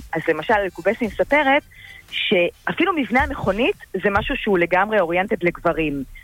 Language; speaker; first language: Hebrew; native; Hebrew